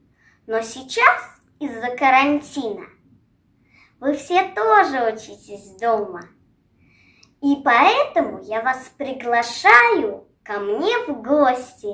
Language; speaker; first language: Russian; early bilingual, heritage; Russian